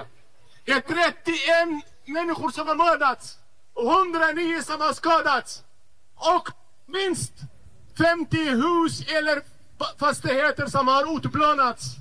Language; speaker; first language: Swedish; non-native, fluent; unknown